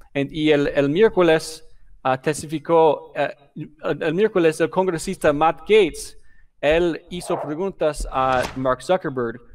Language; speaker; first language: Spanish; non-native, fluent; English